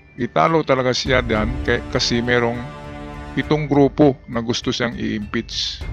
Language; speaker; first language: Filipino; non-native, local second language; Cebuano